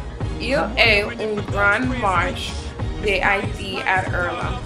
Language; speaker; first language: French; non-native, learner; English